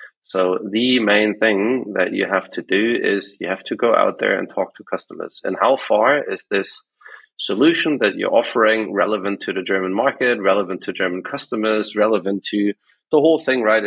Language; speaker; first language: English; non-native, fluent; German